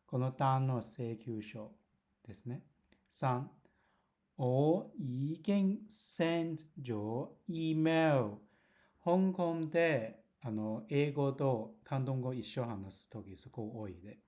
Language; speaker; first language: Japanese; non-native, learner; Cantonese